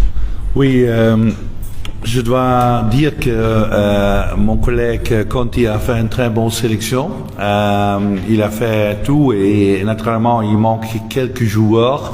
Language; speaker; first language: French; non-native, local second language; Dutch